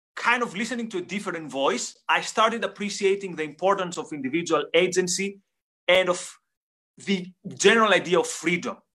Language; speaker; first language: English; non-native, fluent; Greek